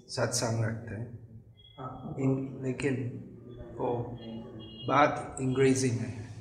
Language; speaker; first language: Hindi; non-native, fluent; English